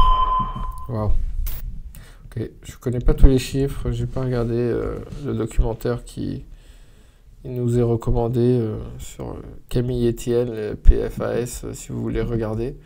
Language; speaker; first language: French; native; French